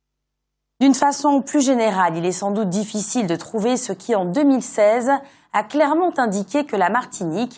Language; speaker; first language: French; native; French